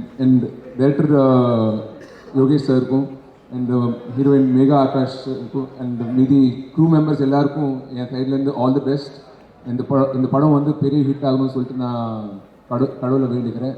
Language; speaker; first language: Tamil; non-native, local second language; Telugu